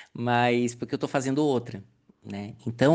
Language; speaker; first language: Portuguese; native; Portuguese